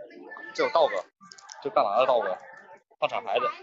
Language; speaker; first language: Chinese; native; Chinese